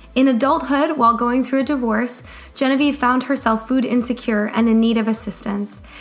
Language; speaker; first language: English; native; English